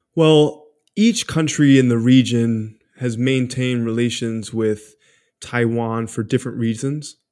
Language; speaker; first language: English; early bilingual, other home language; Spanish